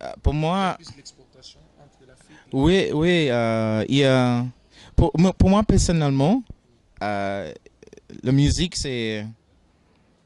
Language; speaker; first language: French; non-native, fluent; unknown